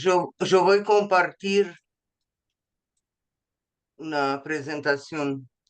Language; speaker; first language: Spanish; non-native, fluent; Portuguese